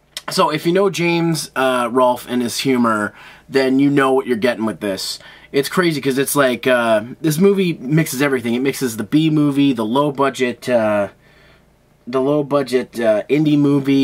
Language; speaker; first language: English; native; English